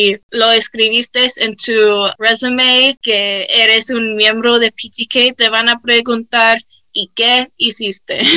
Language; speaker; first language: Spanish; early bilingual, heritage; Spanish